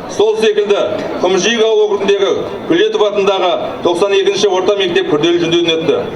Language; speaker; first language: Kazakh; native; Kazakh